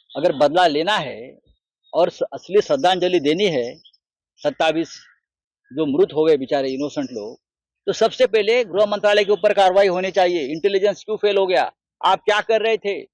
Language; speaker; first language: Hindi; non-native, local second language; Marathi